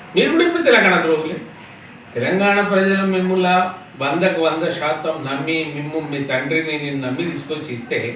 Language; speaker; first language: Telugu; non-native, local second language; Lambadi